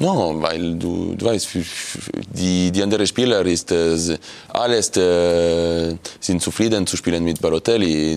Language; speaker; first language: German; non-native, local second language; French